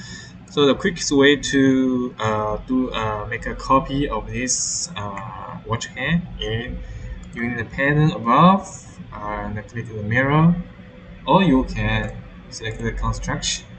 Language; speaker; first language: English; non-native, fluent; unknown